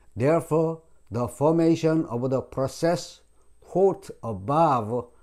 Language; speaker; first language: English; non-native, fluent; Korean